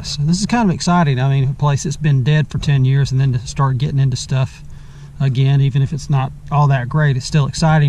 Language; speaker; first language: English; native; English